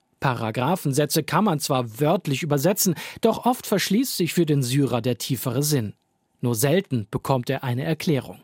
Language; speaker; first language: German; native; German